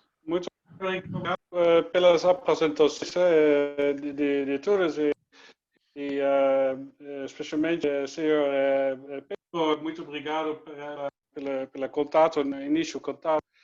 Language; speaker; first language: Portuguese; non-native, learner; Dutch